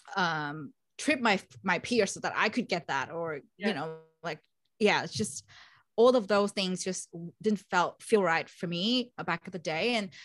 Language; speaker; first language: English; non-native, fluent; Vietnamese